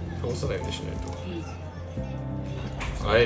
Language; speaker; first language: Japanese; native; Japanese